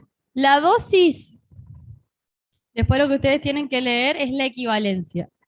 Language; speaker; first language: Spanish; native; Spanish